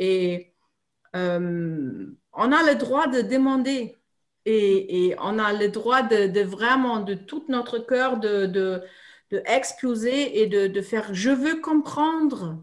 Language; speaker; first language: French; non-native, fluent; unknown